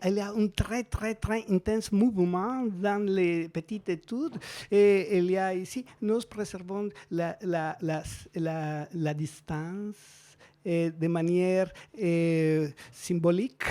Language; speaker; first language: French; non-native, learner; Spanish